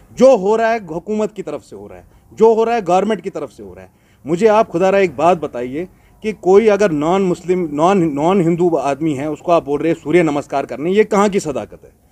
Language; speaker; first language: Hindi; non-native, local second language; Kashmiri